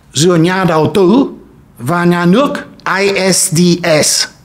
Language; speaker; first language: Vietnamese; non-native, fluent; German